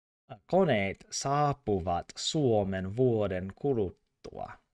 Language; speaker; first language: Finnish; non-native, learner; English